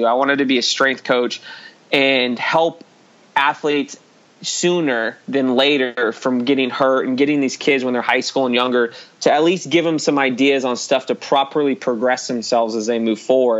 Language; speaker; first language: English; native; English